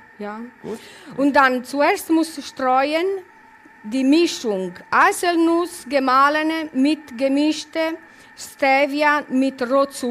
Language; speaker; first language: German; non-native, learner; Italian